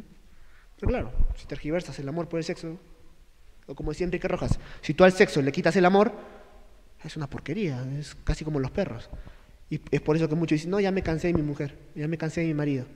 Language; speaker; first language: Spanish; native; Spanish